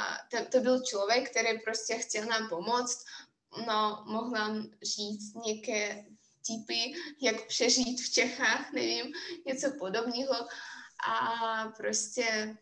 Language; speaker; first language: Czech; non-native, fluent; Russian